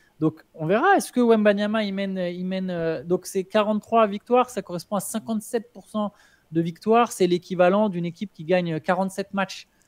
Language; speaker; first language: French; native; French